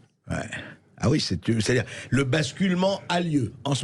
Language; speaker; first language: French; native; French